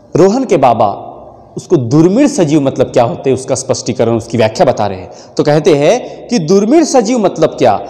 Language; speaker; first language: Hindi; non-native, local second language; Marathi